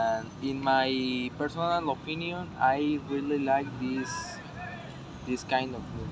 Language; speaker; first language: English; non-native, learner; Spanish